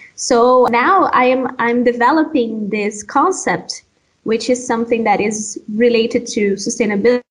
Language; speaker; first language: English; non-native, fluent; Portuguese